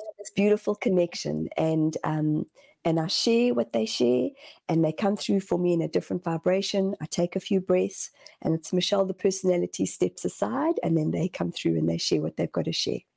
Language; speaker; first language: English; native; English